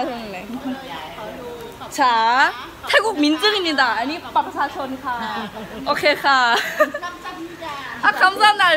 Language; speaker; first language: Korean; non-native, fluent; Thai